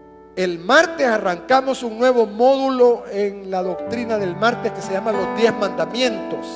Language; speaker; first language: Spanish; native; Spanish